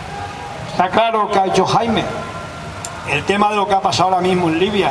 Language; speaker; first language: Spanish; native; Spanish